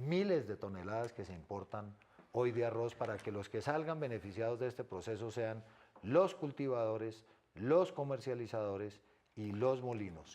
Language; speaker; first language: Spanish; native; Spanish